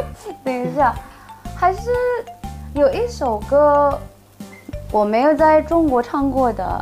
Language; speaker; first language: Chinese; non-native, fluent; Malay